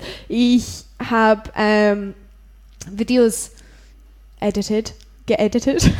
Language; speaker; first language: German; non-native, learner; English